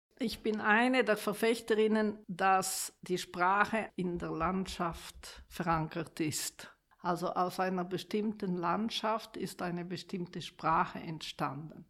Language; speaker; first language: German; non-native, local second language; Romansh